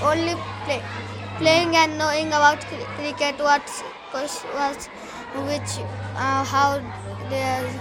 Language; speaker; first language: English; non-native, learner; Hindi